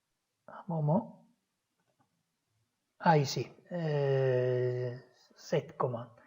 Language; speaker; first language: French; non-native, fluent; Italian